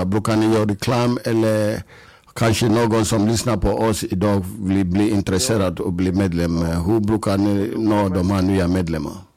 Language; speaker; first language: Swedish; non-native, fluent; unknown